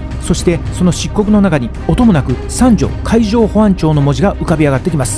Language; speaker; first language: Japanese; native; Japanese